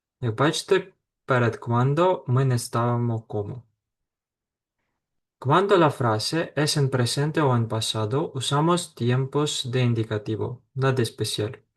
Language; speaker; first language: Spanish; non-native, fluent; Ukrainian